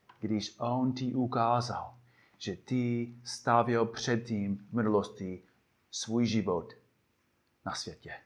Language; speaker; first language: Czech; non-native, fluent; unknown